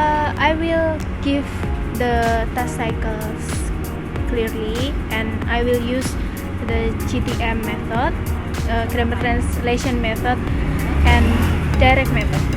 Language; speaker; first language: English; non-native, learner; Indonesian